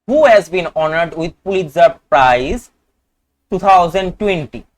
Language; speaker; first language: English; non-native, local second language; Bangla